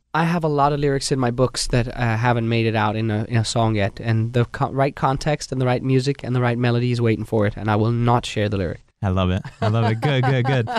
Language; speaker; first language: English; non-native, fluent; Danish